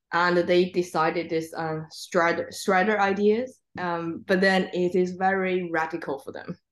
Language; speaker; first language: English; non-native, fluent; Chinese